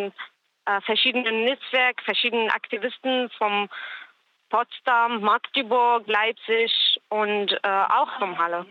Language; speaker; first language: German; non-native, learner; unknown